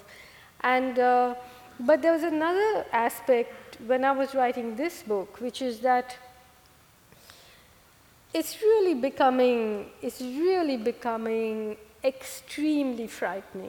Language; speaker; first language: English; non-native, local second language; Malayalam